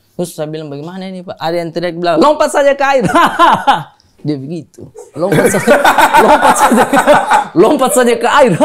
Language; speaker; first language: Indonesian; native; Indonesian